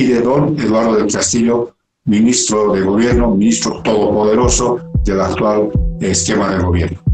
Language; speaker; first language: Spanish; native; Spanish